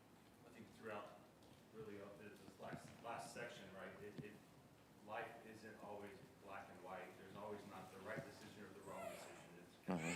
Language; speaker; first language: English; native; English